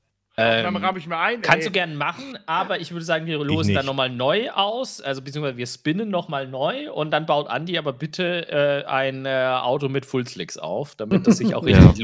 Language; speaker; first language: German; native; German